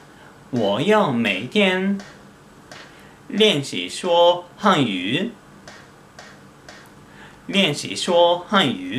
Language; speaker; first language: Chinese; non-native, fluent; Japanese